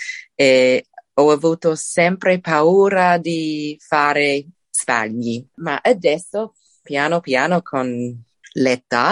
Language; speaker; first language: Italian; non-native, fluent; English